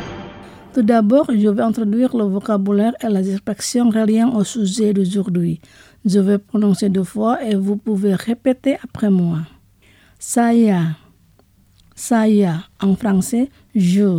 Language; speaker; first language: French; non-native, fluent; Indonesian